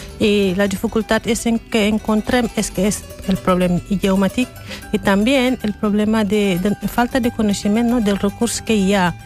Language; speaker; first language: Catalan; non-native, learner; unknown